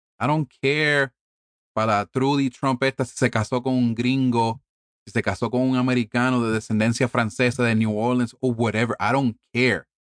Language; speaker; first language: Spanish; early bilingual, heritage; Spanish